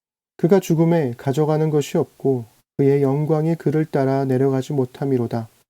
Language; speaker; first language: Korean; native; Korean